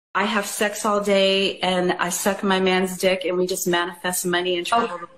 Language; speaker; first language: English; non-native, fluent; Japanese